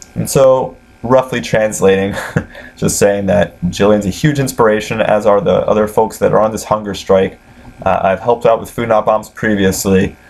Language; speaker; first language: English; native; English